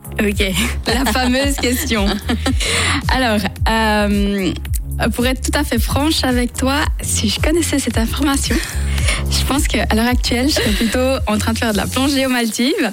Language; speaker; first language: French; native; French